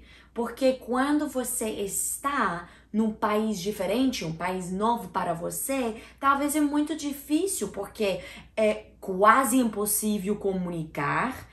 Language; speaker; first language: Portuguese; non-native, learner; English